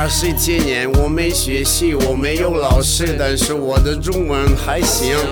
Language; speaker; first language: Chinese; non-native, learner; Russian